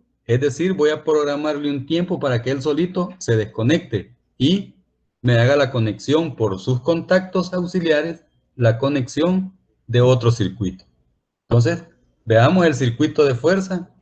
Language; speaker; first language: Spanish; native; Spanish